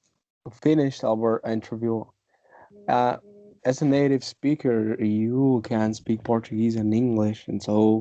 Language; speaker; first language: English; non-native, fluent; Portuguese